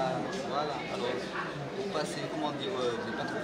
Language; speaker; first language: French; native; French